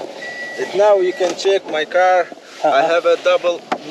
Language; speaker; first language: English; non-native, learner; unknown